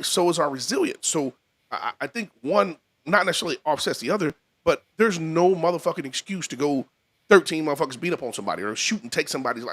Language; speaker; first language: English; native; English